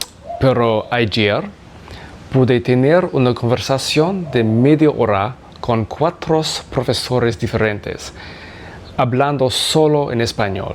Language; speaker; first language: Spanish; non-native, learner; English